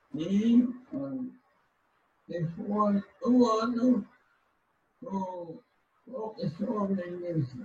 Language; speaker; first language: Portuguese; non-native, learner; English